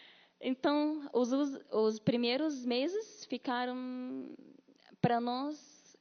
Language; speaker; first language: Portuguese; non-native, learner; Arabic